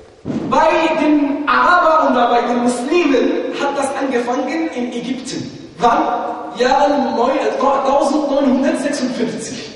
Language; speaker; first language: German; non-native, fluent; Arabic